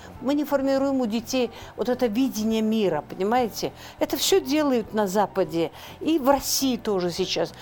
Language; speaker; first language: Russian; non-native, local second language; Kyrgyz